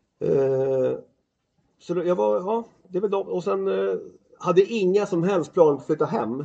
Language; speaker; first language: Swedish; native; Swedish